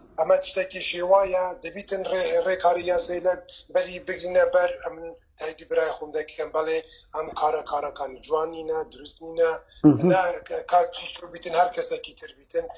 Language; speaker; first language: Central Kurdish; non-native, local second language; Kurdish